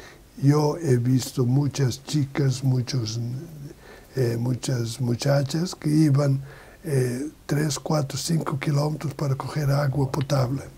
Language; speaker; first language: Spanish; non-native, learner; Portuguese